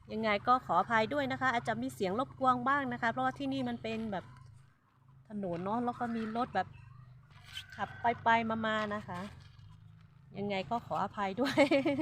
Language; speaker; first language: Thai; non-native, local second language; Hmong